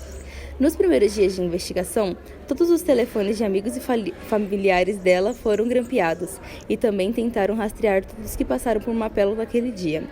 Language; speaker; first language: Portuguese; native; Portuguese